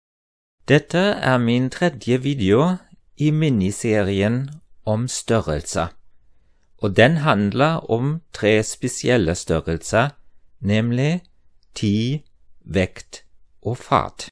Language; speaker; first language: Norwegian; non-native, fluent; German